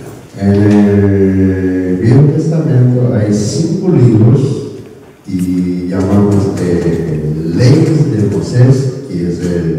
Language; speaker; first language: Spanish; non-native, learner; Korean